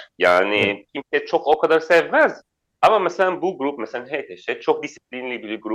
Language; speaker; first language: Turkish; non-native, fluent; Arabic